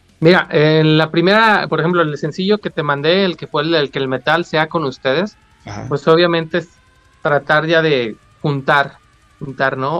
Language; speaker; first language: Spanish; native; Spanish